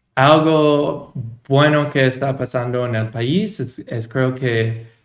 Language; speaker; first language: Spanish; non-native, fluent; English